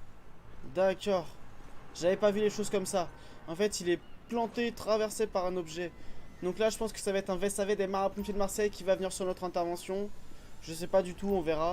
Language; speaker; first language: French; native; French